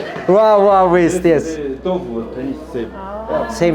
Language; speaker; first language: English; non-native, learner; Amharic